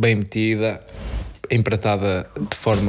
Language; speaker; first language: Portuguese; native; Portuguese